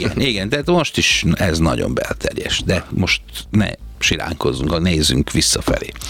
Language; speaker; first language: Hungarian; native; Hungarian